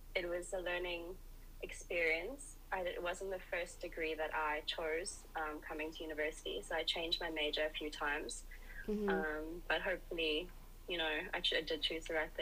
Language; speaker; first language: English; native; English